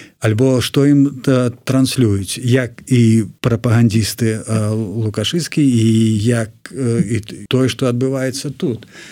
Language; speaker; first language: Belarusian; non-native, local second language; Russian